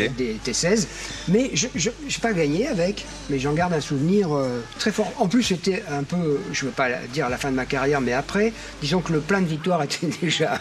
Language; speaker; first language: French; native; French